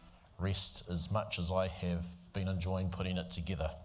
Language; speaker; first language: English; native; English